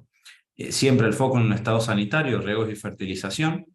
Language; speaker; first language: Spanish; native; Spanish